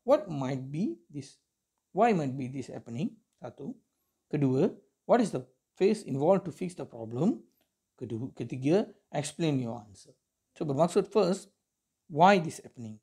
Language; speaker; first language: English; non-native, local second language; Tamil